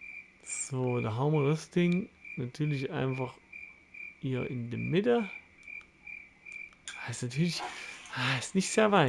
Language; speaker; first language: German; native; German